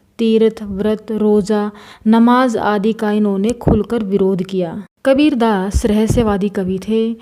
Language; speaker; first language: Hindi; native; Hindi